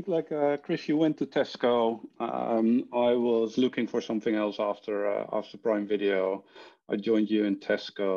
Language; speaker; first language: English; non-native, fluent; Dutch